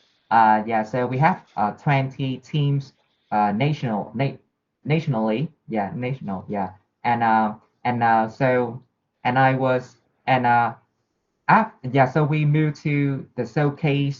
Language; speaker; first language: English; non-native, learner; Vietnamese